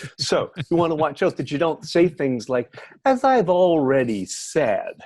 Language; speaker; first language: English; native; English